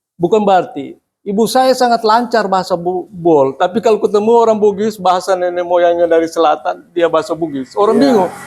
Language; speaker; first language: Indonesian; non-native, local second language; Buginese